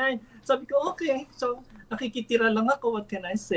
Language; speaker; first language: English; non-native, local second language; Filipino